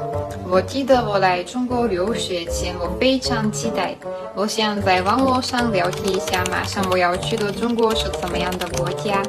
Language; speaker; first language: Chinese; non-native, fluent; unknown